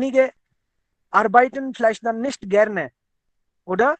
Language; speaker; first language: German; non-native, fluent; Hindi